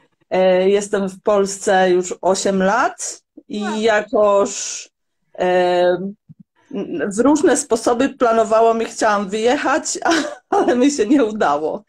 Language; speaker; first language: Polish; non-native, fluent; Croatian